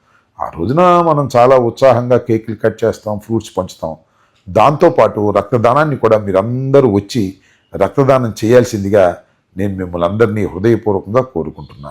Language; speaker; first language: Telugu; native; Telugu